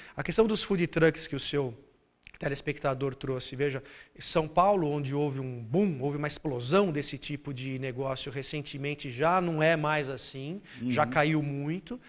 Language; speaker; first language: Portuguese; native; Portuguese